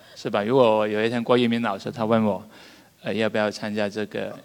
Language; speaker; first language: Chinese; native; Chinese